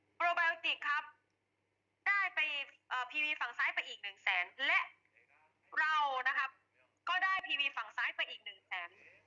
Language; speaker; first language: Thai; native; Thai